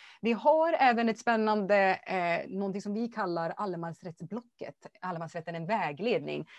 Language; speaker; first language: Swedish; native; Swedish